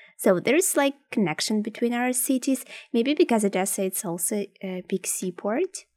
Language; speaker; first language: English; non-native, fluent; Ukrainian